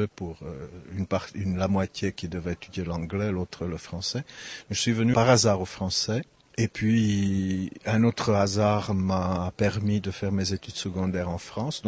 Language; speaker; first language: French; non-native, fluent; Czech